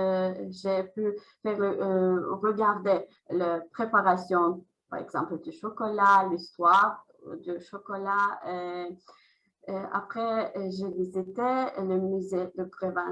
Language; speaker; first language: French; non-native, learner; Azerbaijani